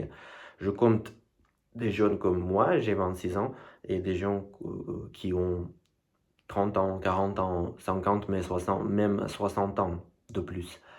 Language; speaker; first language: French; non-native, learner; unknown